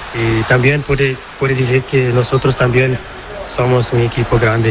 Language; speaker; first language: Spanish; non-native, learner; Portuguese